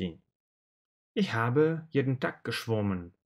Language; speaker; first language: German; non-native, fluent; Russian